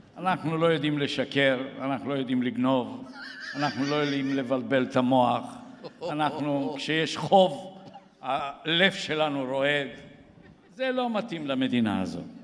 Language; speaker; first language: Hebrew; non-native, fluent; Bulgarian